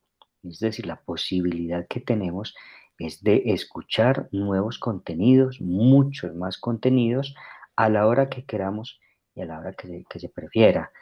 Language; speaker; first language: Spanish; native; Spanish